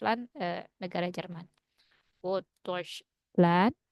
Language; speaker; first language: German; non-native, fluent; Indonesian